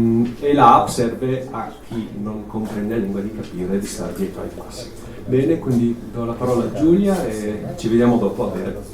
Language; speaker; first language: Italian; native; Italian